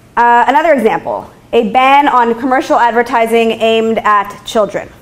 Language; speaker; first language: English; native; English